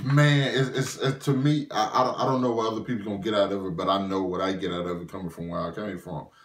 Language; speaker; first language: English; native; English